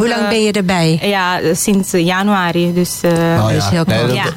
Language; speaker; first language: Dutch; non-native, learner; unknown